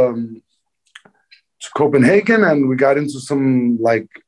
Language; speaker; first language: English; non-native, fluent; Danish